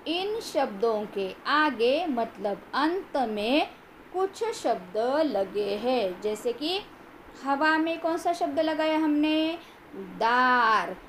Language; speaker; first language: Hindi; non-native, local second language; Marathi